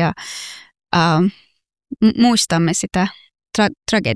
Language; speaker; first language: Finnish; non-native, fluent; Persian